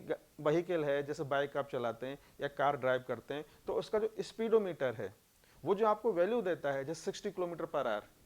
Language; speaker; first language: Hindi; native; Hindi